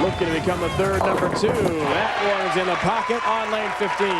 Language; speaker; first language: English; native; English